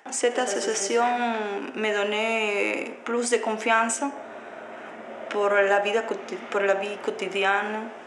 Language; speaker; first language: French; non-native, learner; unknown